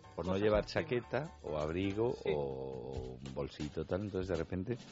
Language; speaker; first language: Spanish; native; Spanish